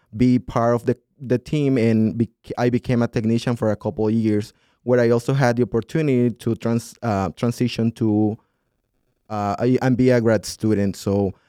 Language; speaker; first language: English; non-native, fluent; Spanish